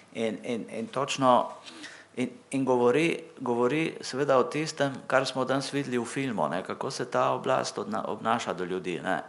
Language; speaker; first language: Slovenian; native; Slovenian